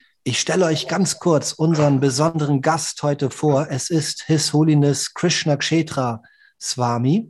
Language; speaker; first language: German; native; German